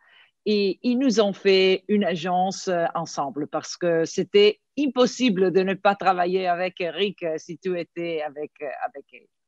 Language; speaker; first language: French; non-native, fluent; Italian